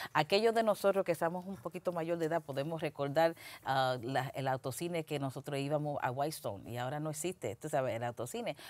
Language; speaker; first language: Spanish; early bilingual, heritage; Spanish